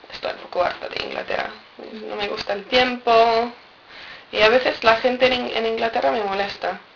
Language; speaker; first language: Spanish; non-native, fluent; English